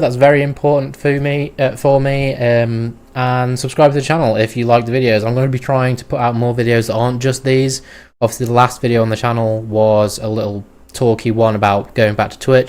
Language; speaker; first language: English; native; English